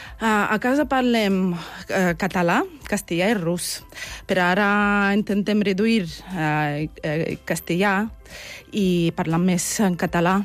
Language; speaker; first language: Catalan; non-native, learner; Russian